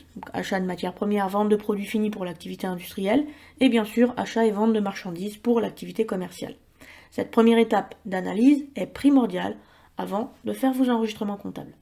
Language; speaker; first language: French; native; French